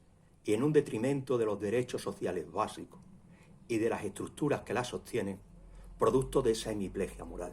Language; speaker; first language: Spanish; native; Spanish